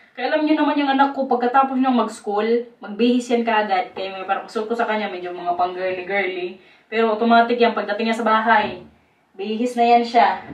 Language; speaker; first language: Filipino; non-native, local second language; Waray